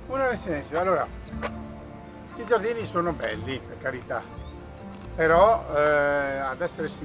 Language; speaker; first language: Italian; native; Italian